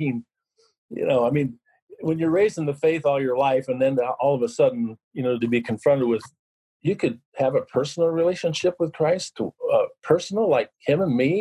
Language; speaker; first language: English; native; English